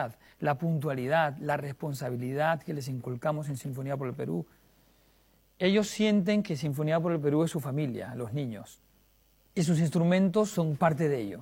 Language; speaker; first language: Spanish; native; Spanish